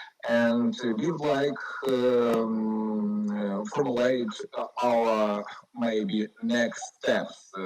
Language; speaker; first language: English; non-native, learner; Ukrainian